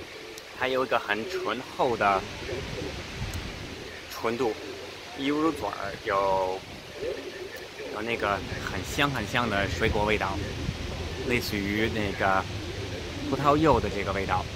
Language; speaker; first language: Chinese; non-native, fluent; English